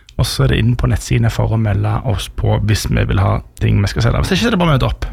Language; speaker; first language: Norwegian; native; Norwegian